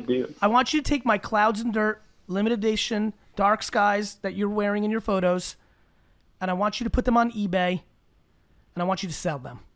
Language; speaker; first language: English; early bilingual, other home language; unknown